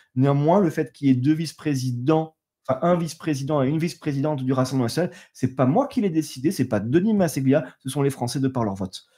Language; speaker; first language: French; native; French